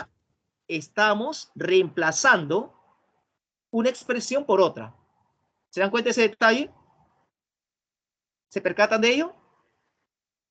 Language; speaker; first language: Spanish; native; Spanish